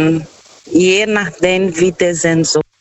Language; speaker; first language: German; non-native, learner; Portuguese